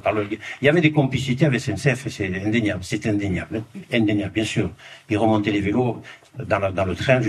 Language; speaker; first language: French; native; French